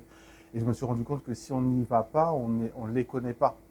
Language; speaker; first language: French; native; French